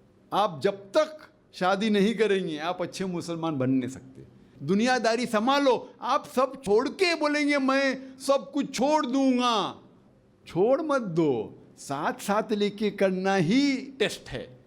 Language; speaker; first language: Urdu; non-native, local second language; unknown